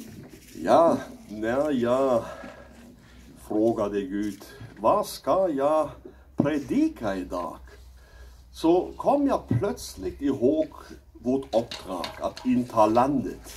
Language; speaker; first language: Swedish; non-native, learner; German